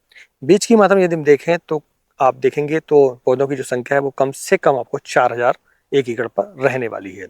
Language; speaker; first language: Hindi; native; Hindi